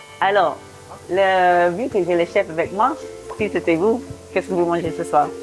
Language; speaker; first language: French; non-native, fluent; English